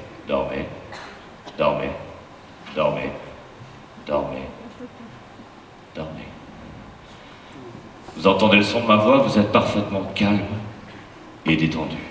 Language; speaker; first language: French; native; French